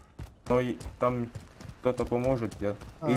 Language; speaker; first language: Russian; non-native, local second language; Latvian